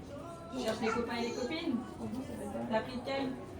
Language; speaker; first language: French; native; French